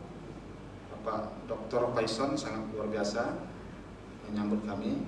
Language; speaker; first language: Indonesian; native; Indonesian